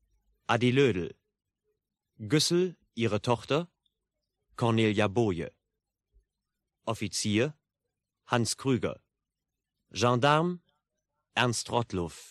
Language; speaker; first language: German; native; German